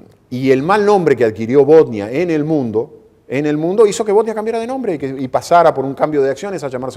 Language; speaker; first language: Spanish; native; Spanish